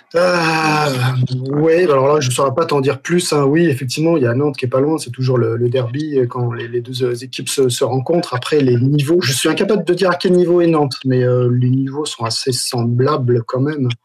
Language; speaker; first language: French; non-native, local second language; Arabic